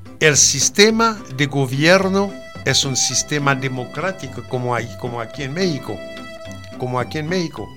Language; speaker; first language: Spanish; non-native, fluent; Haitian Creole